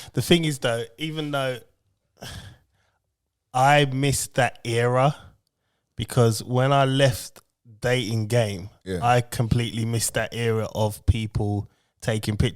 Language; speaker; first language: English; native; English